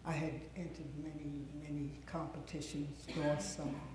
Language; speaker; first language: English; native; English